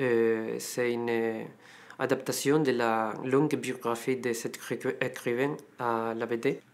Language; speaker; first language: French; non-native, fluent; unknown